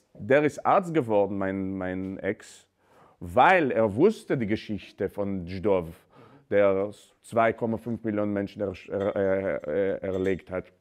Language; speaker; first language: German; non-native, fluent; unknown